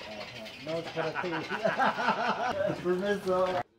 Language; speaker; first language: Spanish; non-native, learner; English